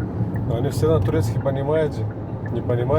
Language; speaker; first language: Russian; non-native, local second language; Kyrgyz